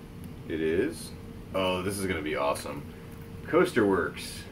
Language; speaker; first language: English; native; English